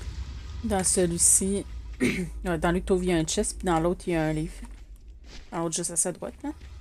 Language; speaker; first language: French; native; French